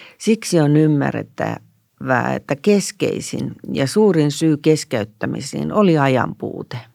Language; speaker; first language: Finnish; native; Finnish